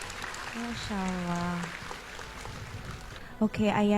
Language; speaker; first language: Indonesian; native; Indonesian